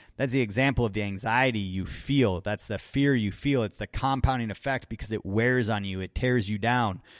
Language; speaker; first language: English; native; English